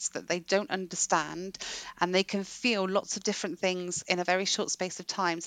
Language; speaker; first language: English; native; English